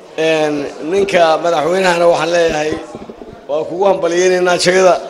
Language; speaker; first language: Somali; non-native, local second language; Maay